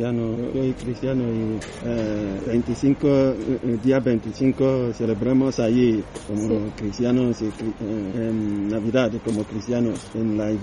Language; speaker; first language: Spanish; non-native, learner; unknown